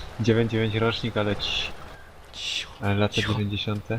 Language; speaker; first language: Polish; native; Polish